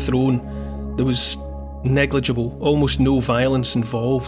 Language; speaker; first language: English; native; English